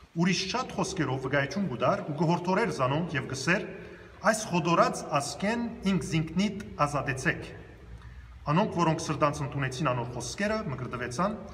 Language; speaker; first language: Armenian; early bilingual, heritage; Armenian